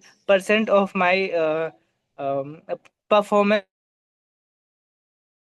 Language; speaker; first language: English; non-native, local second language; Hindi